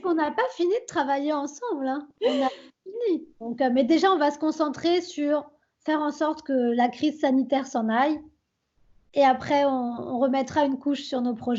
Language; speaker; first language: French; native; French